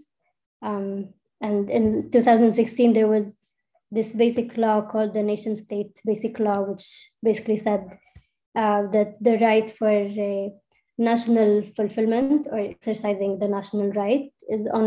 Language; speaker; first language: English; non-native, fluent; Arabic